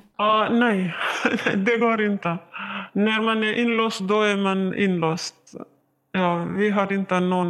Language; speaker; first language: Swedish; non-native, learner; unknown